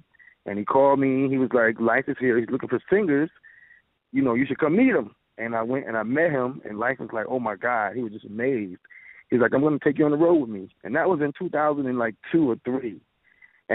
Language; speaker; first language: English; native; English